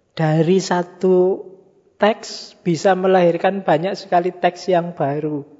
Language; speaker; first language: Indonesian; native; Indonesian